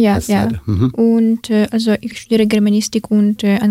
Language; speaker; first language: German; non-native, learner; Ukrainian